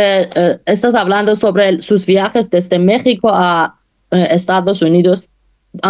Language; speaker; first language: Spanish; non-native, fluent; Persian